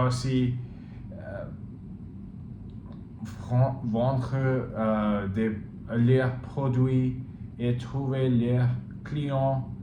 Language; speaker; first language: French; non-native, learner; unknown